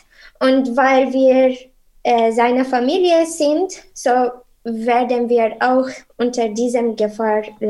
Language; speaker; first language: German; non-native, learner; Arabic